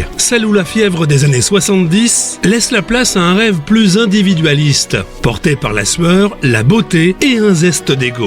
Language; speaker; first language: French; native; French